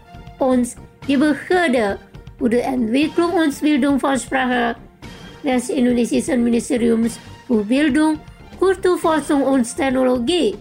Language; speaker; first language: German; non-native, fluent; Indonesian